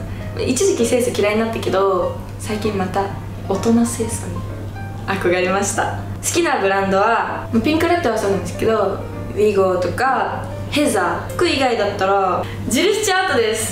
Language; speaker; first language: Japanese; native; Japanese